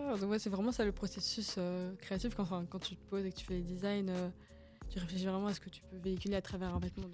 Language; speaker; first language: French; native; French